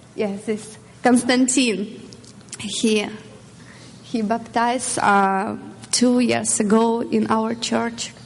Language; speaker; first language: English; non-native, learner; Russian